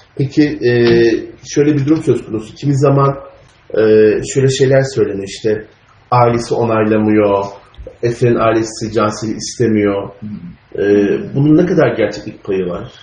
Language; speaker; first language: Turkish; native; Turkish